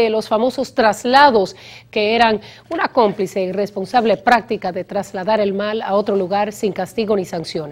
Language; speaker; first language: Spanish; native; Spanish